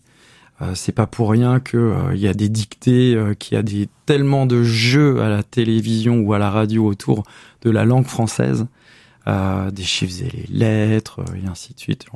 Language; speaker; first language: French; native; French